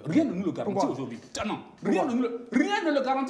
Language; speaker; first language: French; native; French